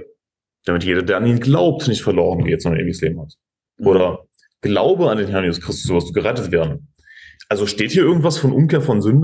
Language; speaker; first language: German; native; German